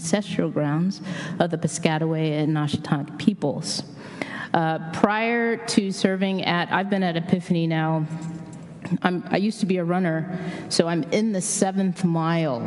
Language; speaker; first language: English; native; English